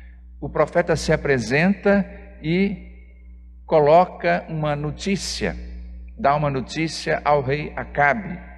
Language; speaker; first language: Portuguese; native; Portuguese